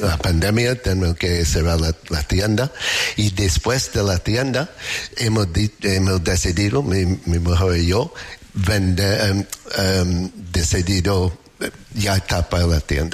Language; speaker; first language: Spanish; non-native, learner; English